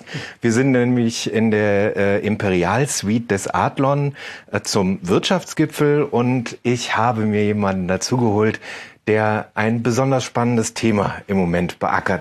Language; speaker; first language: German; native; German